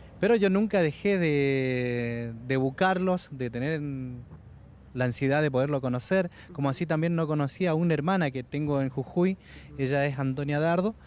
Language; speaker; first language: Spanish; native; Spanish